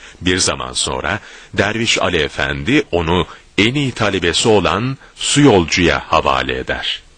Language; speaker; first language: Turkish; native; Turkish